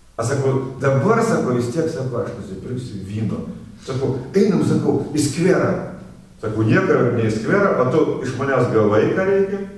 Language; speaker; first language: Lithuanian; non-native, fluent; Russian